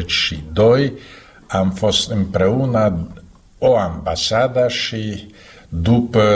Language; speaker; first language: Romanian; non-native, fluent; Slovak